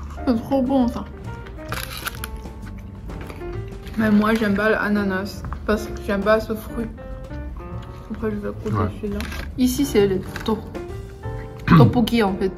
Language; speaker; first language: French; non-native, learner; Chinese